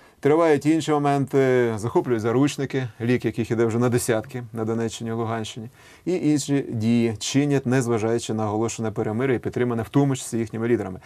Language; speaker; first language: Ukrainian; native; Ukrainian